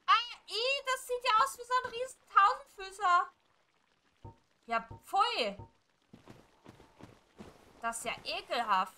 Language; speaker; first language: German; native; German